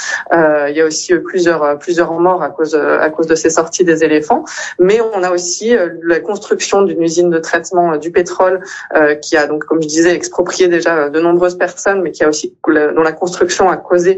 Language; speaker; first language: French; native; French